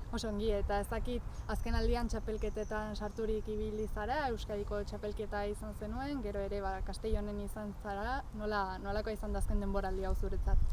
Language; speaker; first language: Basque; native; Basque